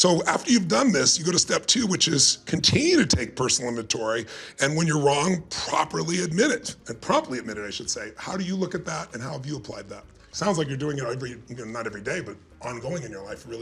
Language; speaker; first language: English; native; English